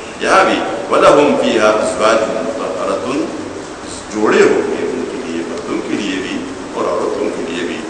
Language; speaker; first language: Urdu; non-native, local second language; Pashto